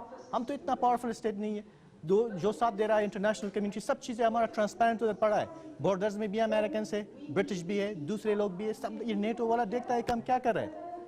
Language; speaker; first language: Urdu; non-native, fluent; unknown